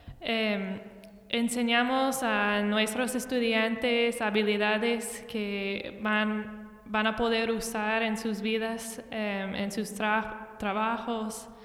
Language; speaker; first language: Spanish; non-native, fluent; English